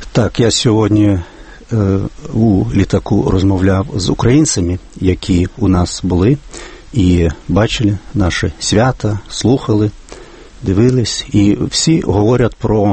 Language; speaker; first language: Ukrainian; non-native, fluent; Lithuanian